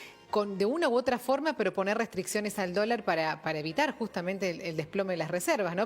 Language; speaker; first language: Spanish; native; Spanish